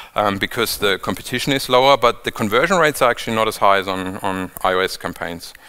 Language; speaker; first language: English; non-native, fluent; German